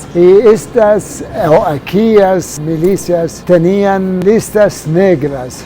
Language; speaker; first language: Spanish; non-native, fluent; Arabic